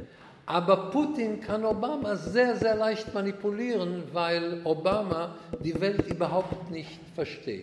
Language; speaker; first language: German; non-native, fluent; Hebrew